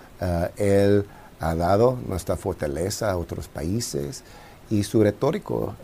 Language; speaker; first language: Spanish; non-native, fluent; English